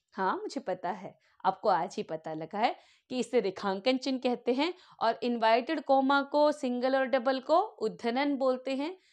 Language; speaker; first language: Hindi; native; Hindi